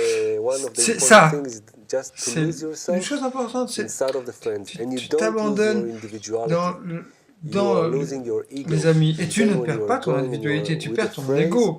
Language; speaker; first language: French; non-native, fluent; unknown